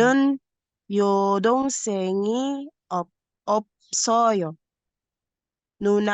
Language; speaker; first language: Korean; non-native, learner; Filipino